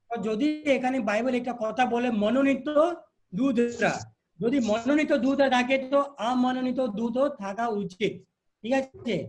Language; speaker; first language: Bangla; non-native, local second language; Hindi